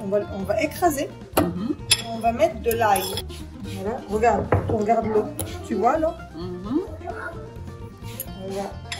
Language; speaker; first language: French; native; French